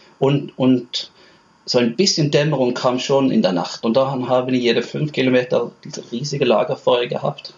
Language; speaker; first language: German; non-native, fluent; Norwegian